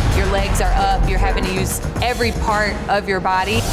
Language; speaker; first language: English; native; English